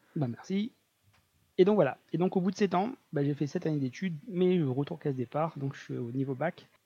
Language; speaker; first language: French; native; French